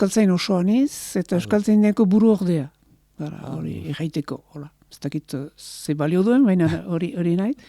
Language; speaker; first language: Basque; native; Basque